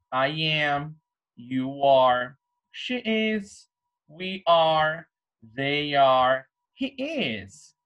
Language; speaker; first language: English; non-native, fluent; Portuguese